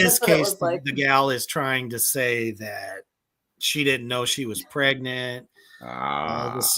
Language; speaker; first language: English; native; English